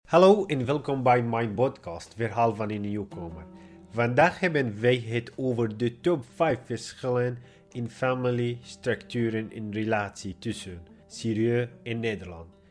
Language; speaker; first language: Dutch; non-native, learner; Arabic